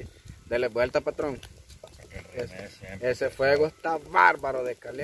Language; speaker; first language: Spanish; native; Spanish